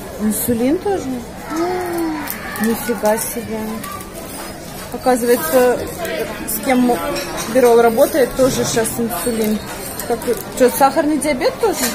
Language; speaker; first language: Russian; native; Russian